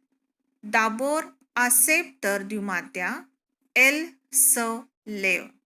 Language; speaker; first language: French; non-native, learner; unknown